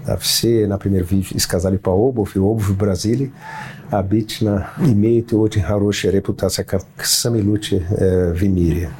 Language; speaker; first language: Russian; non-native, fluent; Portuguese